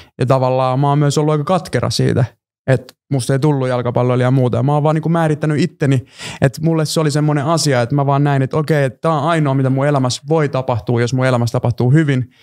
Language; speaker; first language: Finnish; early bilingual, other home language; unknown